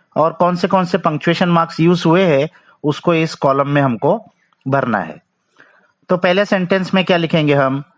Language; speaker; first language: Hindi; non-native, local second language; Marathi